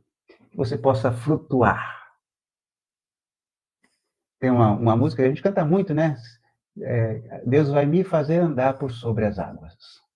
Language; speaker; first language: Portuguese; native; Portuguese